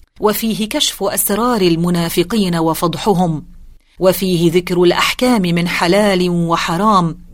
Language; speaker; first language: Arabic; native; Arabic